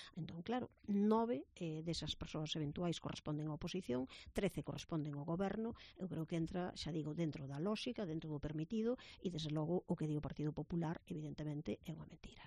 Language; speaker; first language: Galician; native; Galician